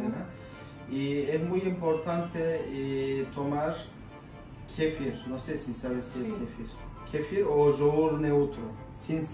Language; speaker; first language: Spanish; non-native, fluent; Turkish